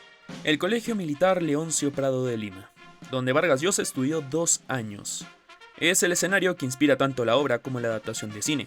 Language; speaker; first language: Spanish; native; Spanish